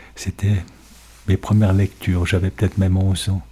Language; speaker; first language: French; native; French